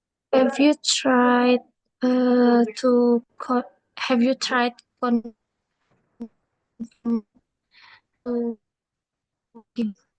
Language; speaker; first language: English; non-native, learner; Indonesian